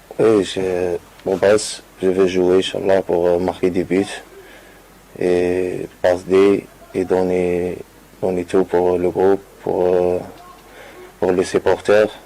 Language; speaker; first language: French; non-native, learner; Arabic